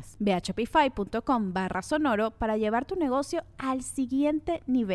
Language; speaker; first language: Spanish; native; Spanish